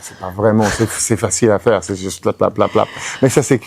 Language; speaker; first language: French; non-native, fluent; English